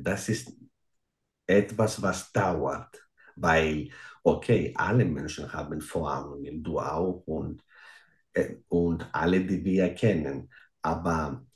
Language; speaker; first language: German; non-native, fluent; Greek